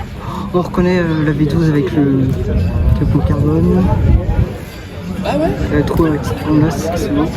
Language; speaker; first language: French; native; French